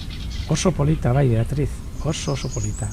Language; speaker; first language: Basque; native; Basque